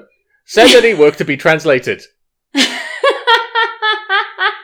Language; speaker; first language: English; native; English